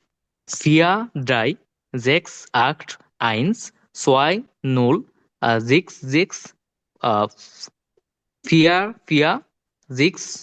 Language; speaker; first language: German; non-native, learner; Bangla